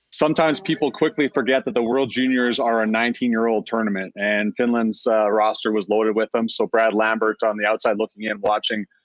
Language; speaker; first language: English; native; English